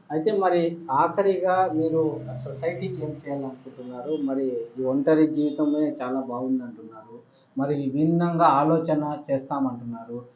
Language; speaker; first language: Telugu; native; Telugu